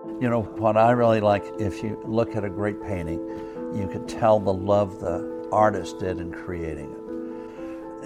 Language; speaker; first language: English; native; English